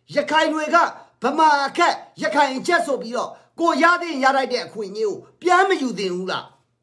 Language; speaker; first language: Burmese; non-native, local second language; Kachin